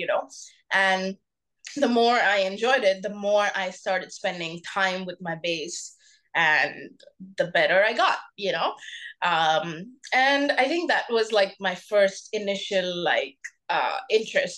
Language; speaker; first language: English; non-native, local second language; Bangla